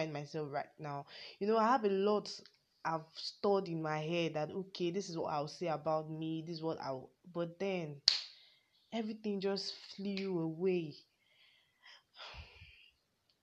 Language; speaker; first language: English; non-native, local second language; Yoruba